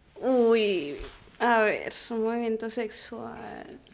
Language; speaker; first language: Spanish; native; Spanish